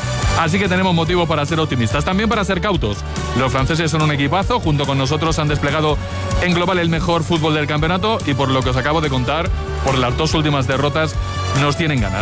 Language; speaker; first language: Spanish; native; Spanish